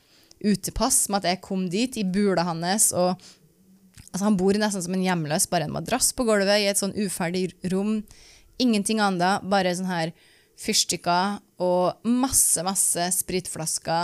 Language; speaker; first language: Norwegian; native; Norwegian